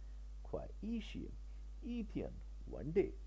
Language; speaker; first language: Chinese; non-native, learner; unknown